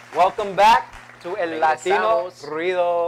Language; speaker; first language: Spanish; early bilingual, heritage; Spanish